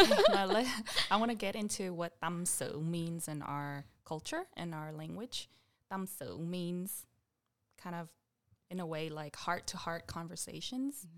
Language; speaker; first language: English; early bilingual, other home language; Vietnamese